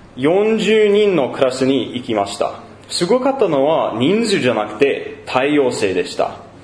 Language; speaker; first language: Japanese; non-native, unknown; English